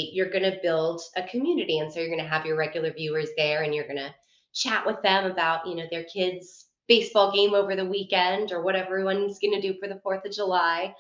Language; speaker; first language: English; native; English